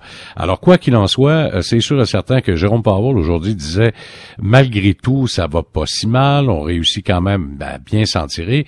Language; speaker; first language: French; native; French